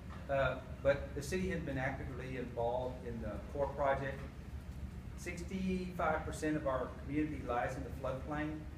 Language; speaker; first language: English; early bilingual, other home language; Spanish